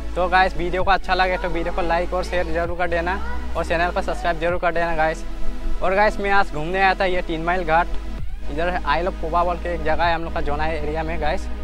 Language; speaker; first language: Hindi; non-native, local second language; Mising